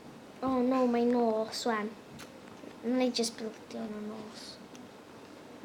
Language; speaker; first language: Welsh; native; Welsh